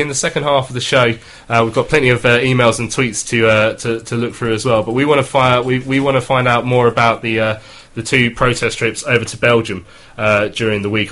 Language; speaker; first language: English; native; English